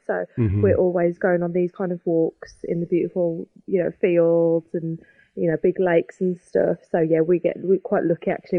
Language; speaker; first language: English; native; English